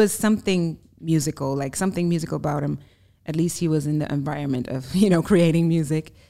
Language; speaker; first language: English; non-native, fluent; German